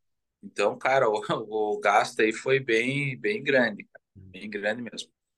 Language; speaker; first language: Portuguese; native; Portuguese